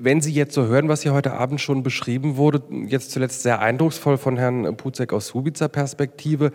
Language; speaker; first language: German; native; German